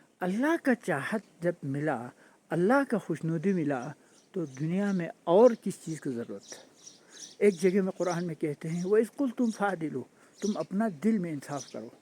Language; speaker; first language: Urdu; non-native, local second language; Balti